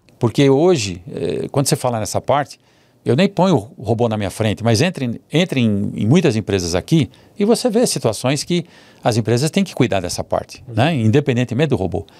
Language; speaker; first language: Portuguese; early bilingual, other home language; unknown